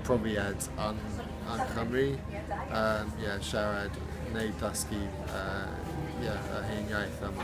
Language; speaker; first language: Welsh; non-native, learner; English